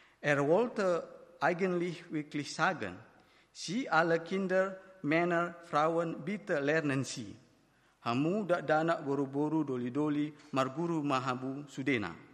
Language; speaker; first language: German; non-native, fluent; Batak Toba